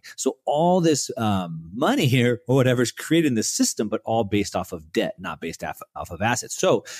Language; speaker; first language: English; native; English